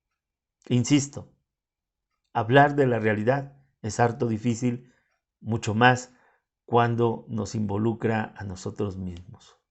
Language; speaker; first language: Spanish; native; Spanish